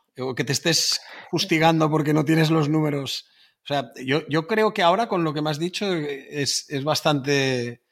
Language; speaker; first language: Spanish; native; Spanish